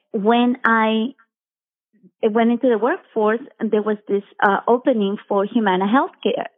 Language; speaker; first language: English; non-native, fluent; Spanish